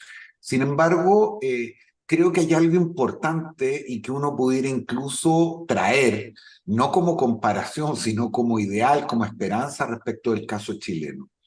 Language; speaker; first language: Spanish; native; Spanish